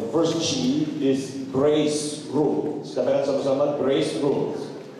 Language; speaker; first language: English; non-native, fluent; Indonesian